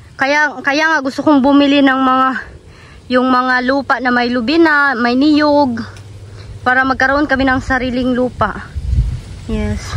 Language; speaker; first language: Filipino; non-native, local second language; Cebuano